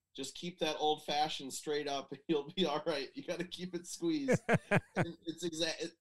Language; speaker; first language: English; native; English